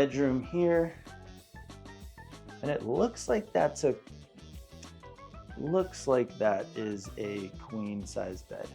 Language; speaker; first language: English; native; English